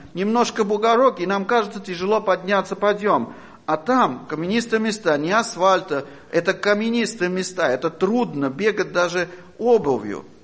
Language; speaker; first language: Russian; non-native, fluent; Armenian